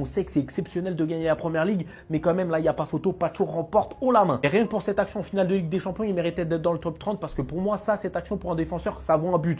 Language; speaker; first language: French; native; French